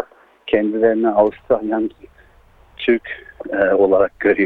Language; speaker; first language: Turkish; early bilingual, heritage; Turkish